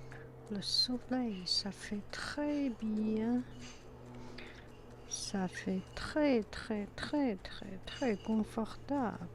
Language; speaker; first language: French; non-native, fluent; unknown